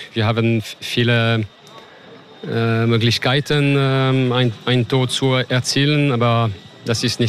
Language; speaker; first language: German; non-native, learner; French